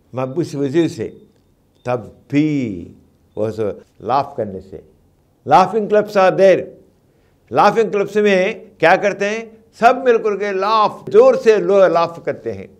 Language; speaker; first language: Hindi; non-native, local second language; Telugu